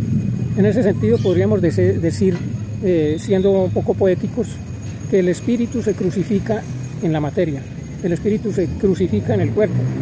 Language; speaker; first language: Spanish; native; Spanish